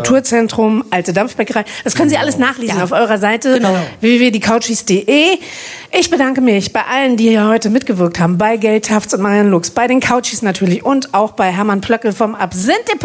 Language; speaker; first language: German; native; German